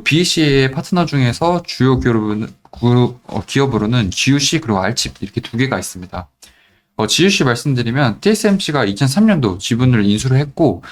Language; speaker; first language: Korean; native; Korean